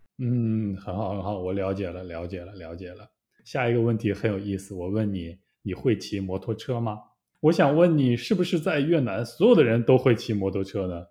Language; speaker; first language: Chinese; native; Chinese